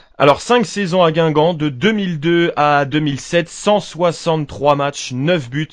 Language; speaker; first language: French; native; French